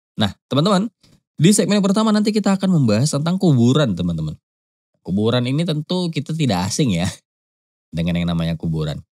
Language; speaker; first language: Indonesian; native; Indonesian